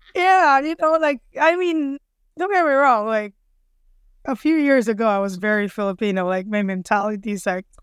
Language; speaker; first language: English; non-native, local second language; Filipino